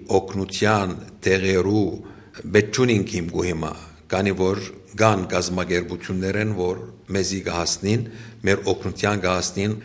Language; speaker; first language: Armenian; early bilingual, heritage; Armenian